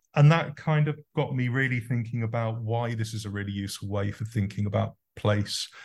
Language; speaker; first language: English; native; English